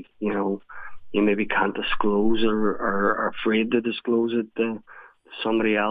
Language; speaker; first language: English; native; English